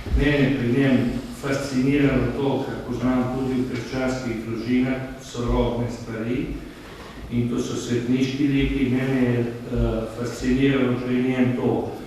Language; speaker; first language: Slovenian; native; Slovenian